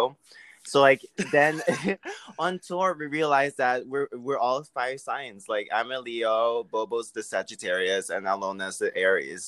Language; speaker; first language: English; non-native, fluent; French